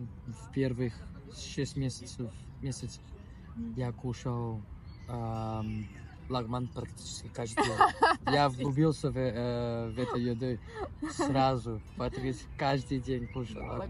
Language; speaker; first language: Russian; non-native, learner; Spanish